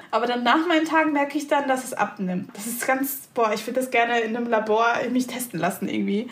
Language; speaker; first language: German; early bilingual, other home language; Turkish